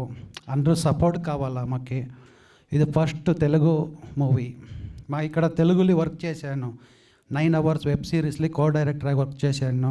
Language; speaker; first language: Telugu; non-native, local second language; Kannada